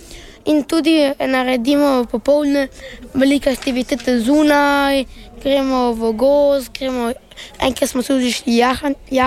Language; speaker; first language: Slovenian; early bilingual, heritage; Italian